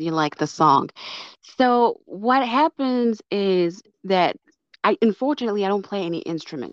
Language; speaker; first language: English; non-native, fluent; French